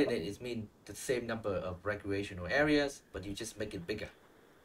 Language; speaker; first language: English; non-native, fluent; Vietnamese